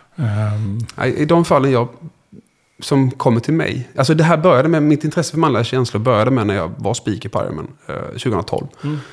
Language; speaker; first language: Swedish; native; Swedish